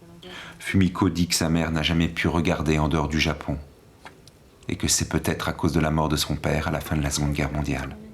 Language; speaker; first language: French; native; French